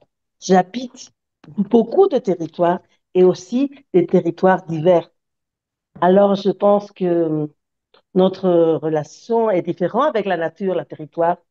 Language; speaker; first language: French; non-native, fluent; Spanish